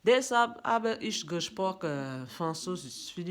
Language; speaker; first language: German; non-native, learner; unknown